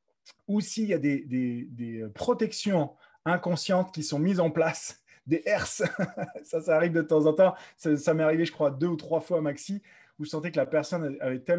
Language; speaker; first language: French; native; French